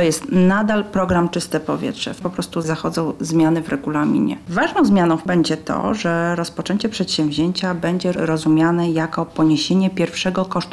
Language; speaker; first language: Polish; native; Polish